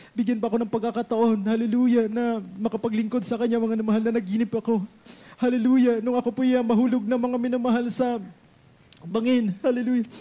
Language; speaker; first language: Filipino; non-native, local second language; Masbatenyo